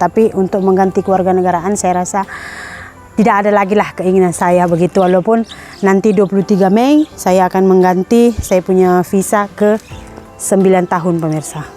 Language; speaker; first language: Indonesian; native; Indonesian